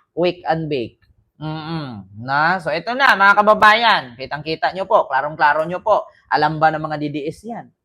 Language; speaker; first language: Filipino; native; Filipino